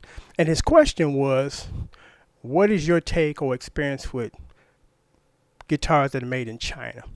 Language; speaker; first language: English; native; English